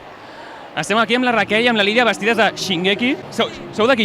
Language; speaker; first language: Catalan; native; Catalan